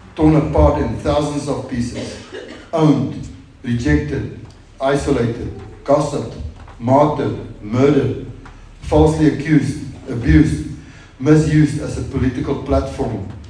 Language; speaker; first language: English; non-native, local second language; Afrikaans